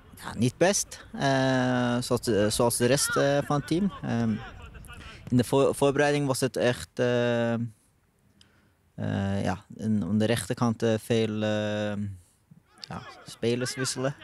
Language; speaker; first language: Dutch; non-native, fluent; Norwegian